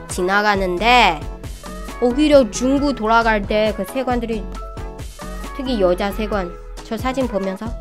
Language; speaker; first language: Korean; non-native, fluent; Chinese